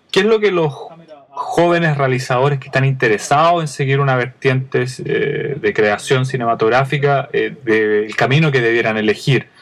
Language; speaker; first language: Spanish; native; Spanish